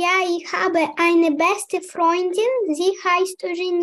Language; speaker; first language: German; non-native, learner; French